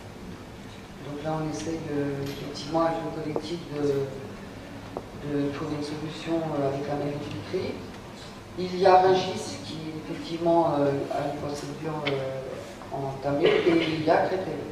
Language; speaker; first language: French; native; French